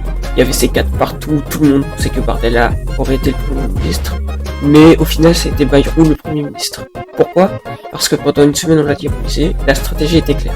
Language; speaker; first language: French; native; French